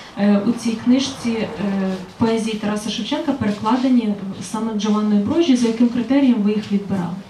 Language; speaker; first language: Ukrainian; native; Ukrainian